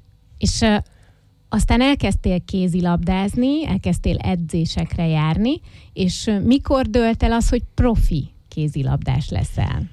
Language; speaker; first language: Hungarian; native; Hungarian